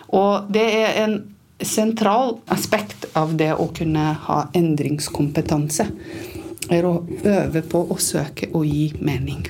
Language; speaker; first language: Norwegian; non-native, fluent; Romanian